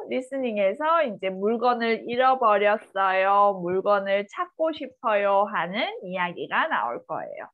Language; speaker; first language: Korean; native; Korean